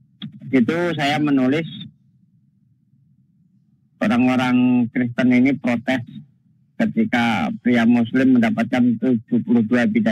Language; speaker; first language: Indonesian; native; Indonesian